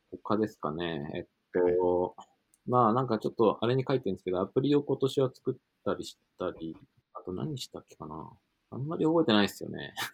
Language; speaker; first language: Japanese; native; Japanese